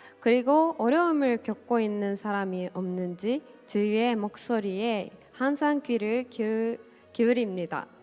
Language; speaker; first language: Korean; non-native, fluent; Japanese